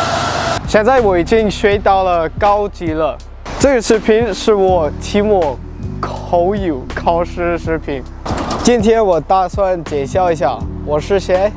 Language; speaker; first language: Chinese; non-native, learner; English